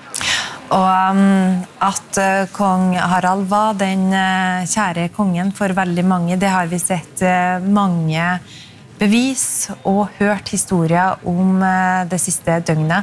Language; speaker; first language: Norwegian; native; Norwegian